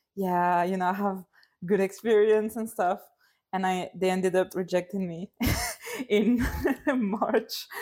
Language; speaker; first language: English; non-native, fluent; French